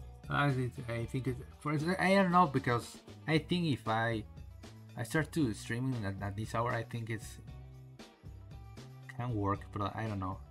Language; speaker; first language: English; non-native, learner; Spanish